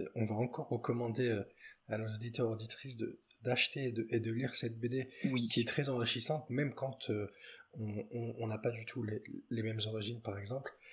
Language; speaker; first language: French; native; French